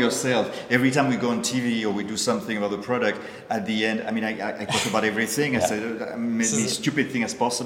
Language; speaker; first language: English; non-native, fluent; French